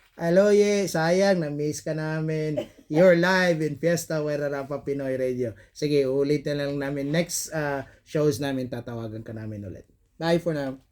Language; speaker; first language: Filipino; early bilingual, heritage; Filipino